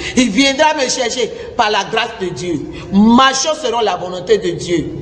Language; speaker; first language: French; non-native, local second language; Susu